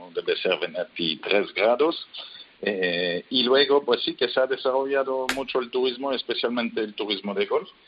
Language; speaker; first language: Spanish; non-native, fluent; French